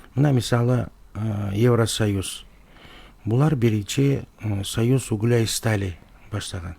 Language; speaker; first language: Russian; non-native, local second language; Kyrgyz